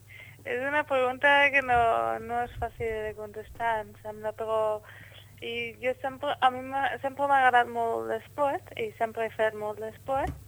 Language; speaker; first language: Catalan; non-native, fluent; Dutch